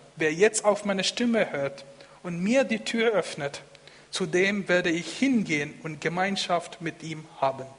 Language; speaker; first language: German; non-native, fluent; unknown